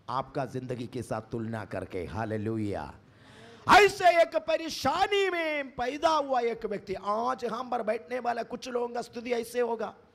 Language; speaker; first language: Hindi; non-native, local second language; Malayalam